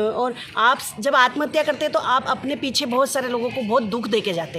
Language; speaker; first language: Hindi; native; Hindi